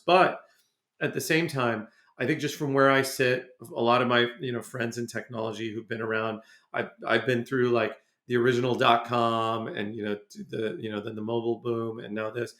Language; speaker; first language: English; native; English